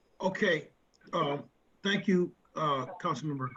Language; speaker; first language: English; native; English